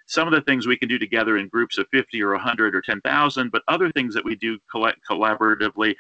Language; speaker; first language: English; native; English